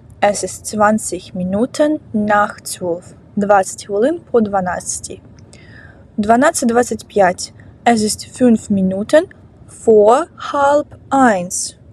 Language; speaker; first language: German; non-native, fluent; Ukrainian